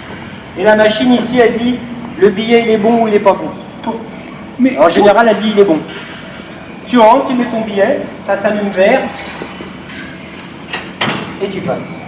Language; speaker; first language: French; native; French